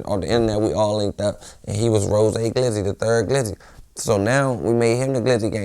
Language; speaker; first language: English; native; English